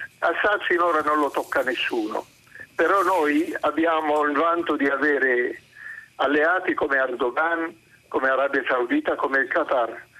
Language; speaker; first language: Italian; non-native, fluent; Arabic